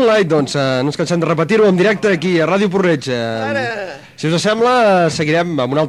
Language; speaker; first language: Catalan; native; Catalan